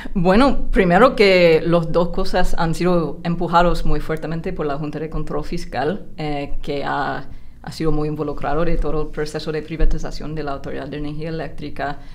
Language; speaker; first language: Spanish; non-native, fluent; English